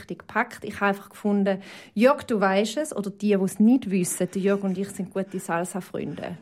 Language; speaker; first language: German; native; German